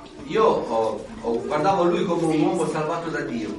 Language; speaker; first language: Italian; native; Italian